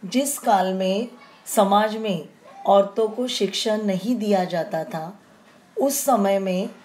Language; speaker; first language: Hindi; non-native, local second language; Marathi